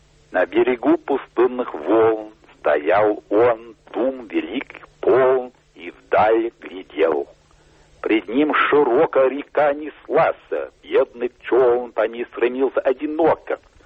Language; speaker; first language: Russian; non-native, fluent; English